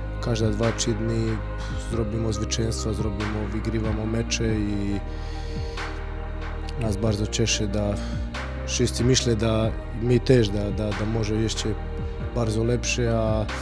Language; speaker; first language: Polish; non-native, learner; Croatian